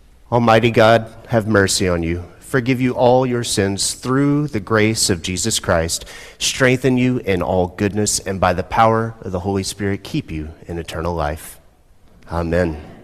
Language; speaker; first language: English; native; English